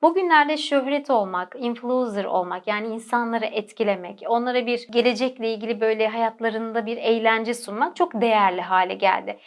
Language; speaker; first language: Turkish; native; Turkish